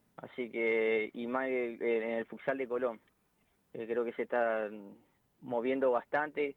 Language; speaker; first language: Spanish; native; Spanish